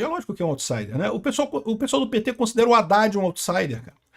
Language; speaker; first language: Portuguese; native; Portuguese